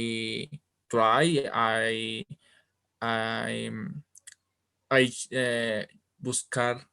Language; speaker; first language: English; non-native, learner; Spanish